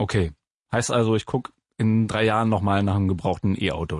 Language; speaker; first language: German; native; German